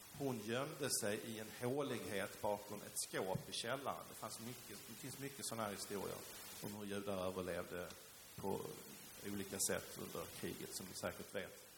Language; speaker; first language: Swedish; early bilingual, other home language; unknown